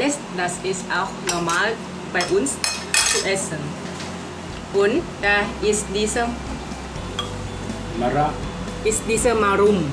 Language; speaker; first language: German; non-native, learner; Thai